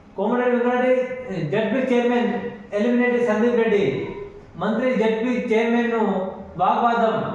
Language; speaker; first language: Telugu; non-native, local second language; Lambadi